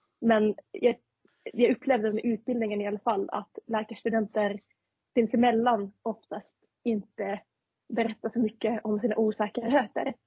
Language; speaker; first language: Swedish; non-native, fluent; Finnish